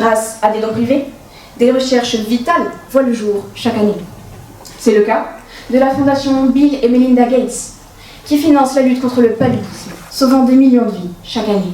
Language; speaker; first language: French; native; French